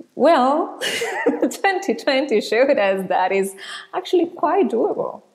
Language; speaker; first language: English; non-native, fluent; Spanish